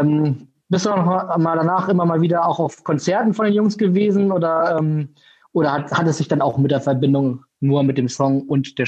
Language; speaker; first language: German; native; German